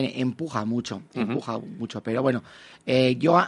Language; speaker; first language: Spanish; native; Spanish